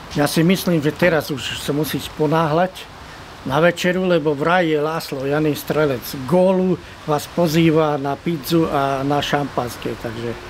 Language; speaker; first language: Slovak; non-native, local second language; Hungarian